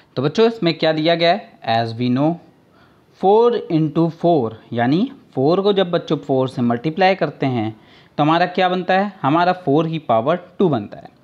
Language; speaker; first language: Hindi; native; Hindi